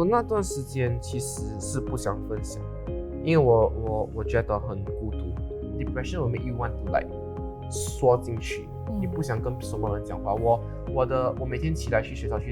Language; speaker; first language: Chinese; non-native, local second language; English